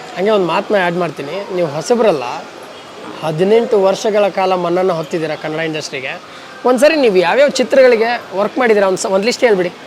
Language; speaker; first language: Kannada; native; Kannada